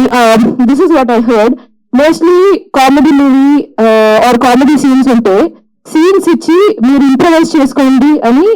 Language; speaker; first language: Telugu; non-native, local second language; Malayalam